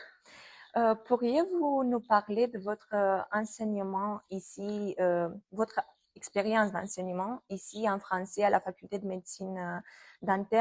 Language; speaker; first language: French; non-native, fluent; Romanian